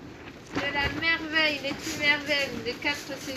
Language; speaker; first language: French; native; French